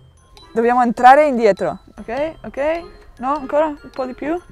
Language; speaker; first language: Italian; non-native, learner; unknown